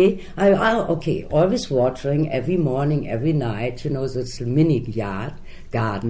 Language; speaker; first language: English; non-native, fluent; German